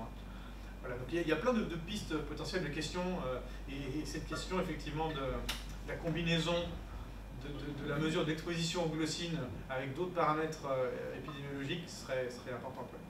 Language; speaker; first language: French; native; French